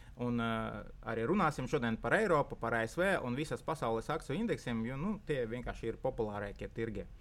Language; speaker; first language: Latvian; non-native, local second language; Russian